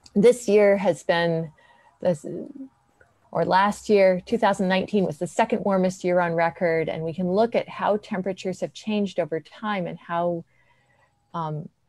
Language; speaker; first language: English; native; English